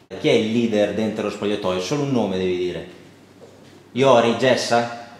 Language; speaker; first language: Italian; native; Italian